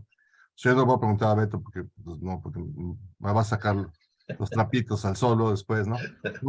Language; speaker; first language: Spanish; native; Spanish